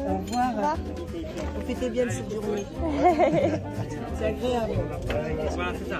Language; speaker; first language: French; native; French